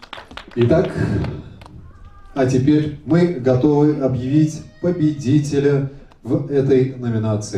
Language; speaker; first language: Russian; native; Russian